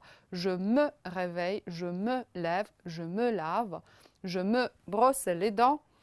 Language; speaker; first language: French; non-native, fluent; Romanian